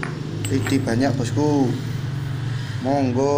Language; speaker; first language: Indonesian; non-native, local second language; Javanese